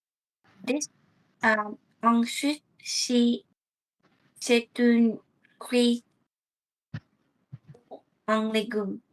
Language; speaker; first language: French; non-native, learner; Vietnamese